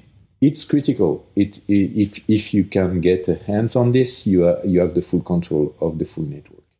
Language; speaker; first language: English; non-native, fluent; French